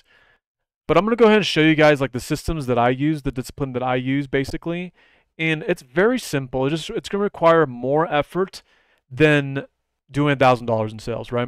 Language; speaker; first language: English; native; English